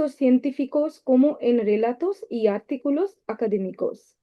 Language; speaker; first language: Spanish; non-native, learner; Bangla